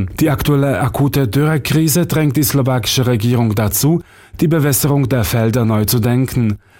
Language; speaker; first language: German; non-native, fluent; Slovak